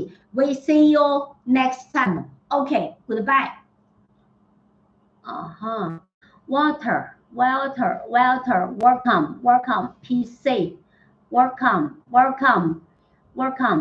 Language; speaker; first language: English; non-native, learner; Chinese